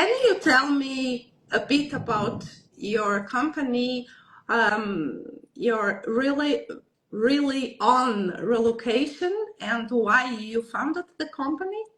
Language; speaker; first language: English; non-native, learner; Portuguese